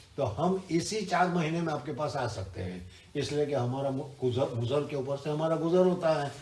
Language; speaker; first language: Urdu; non-native, local second language; Gujarati